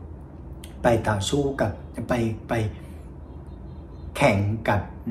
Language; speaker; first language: Thai; non-native, fluent; Vietnamese